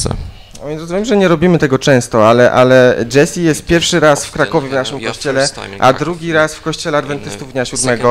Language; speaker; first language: Polish; native; Polish